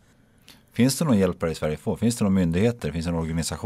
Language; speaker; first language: Swedish; native; Swedish